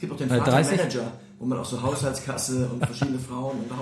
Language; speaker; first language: German; native; German